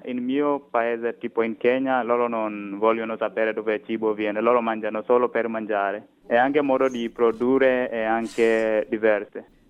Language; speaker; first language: Italian; non-native, learner; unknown